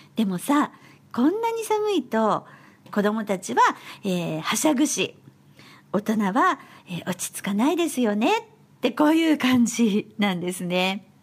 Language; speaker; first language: Japanese; native; Japanese